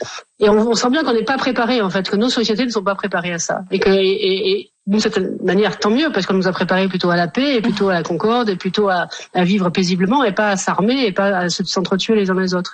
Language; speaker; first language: French; native; French